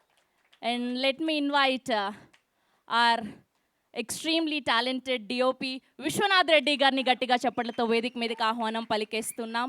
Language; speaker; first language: Telugu; native; Telugu